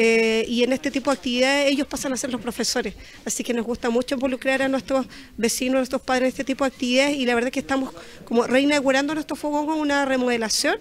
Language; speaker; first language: Spanish; native; Spanish